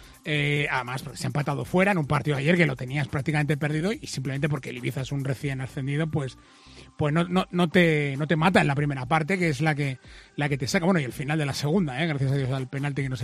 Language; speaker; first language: Spanish; native; Spanish